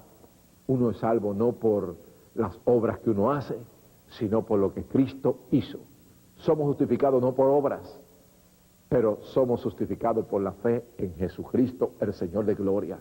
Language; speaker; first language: Spanish; native; Spanish